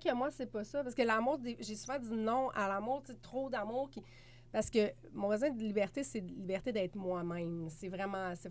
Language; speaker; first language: French; native; French